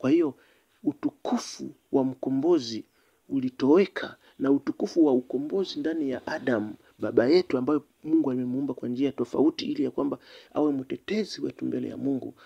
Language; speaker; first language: Swahili; native; Swahili